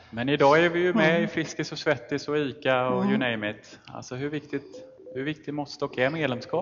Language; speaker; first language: Swedish; native; Swedish